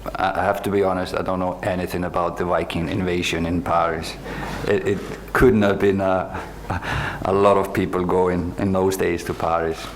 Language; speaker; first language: English; non-native, fluent; Icelandic